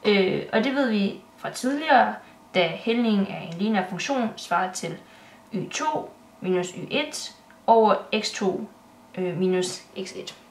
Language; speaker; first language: Danish; native; Danish